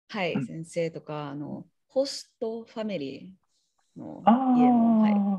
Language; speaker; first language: Japanese; non-native, learner; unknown